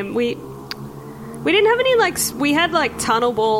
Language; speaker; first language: English; native; English